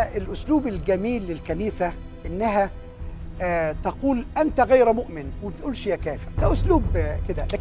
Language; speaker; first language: Arabic; native; Arabic